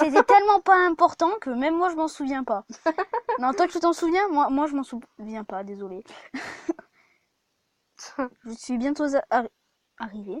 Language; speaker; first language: French; native; French